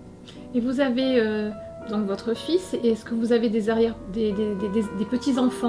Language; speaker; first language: French; native; French